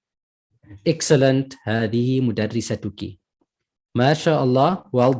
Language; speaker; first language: Arabic; non-native, fluent; English